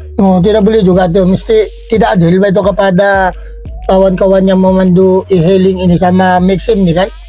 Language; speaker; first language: Malay; non-native, fluent; Filipino